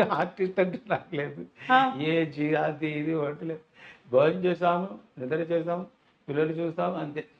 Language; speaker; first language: Telugu; non-native, learner; Tamil